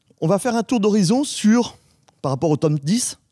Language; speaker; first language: French; native; French